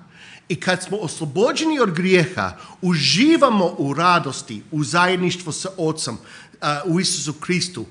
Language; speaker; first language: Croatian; non-native, fluent; English